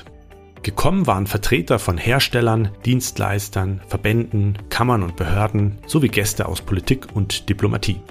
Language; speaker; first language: German; native; German